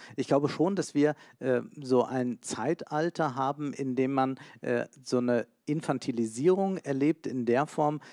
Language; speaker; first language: German; native; German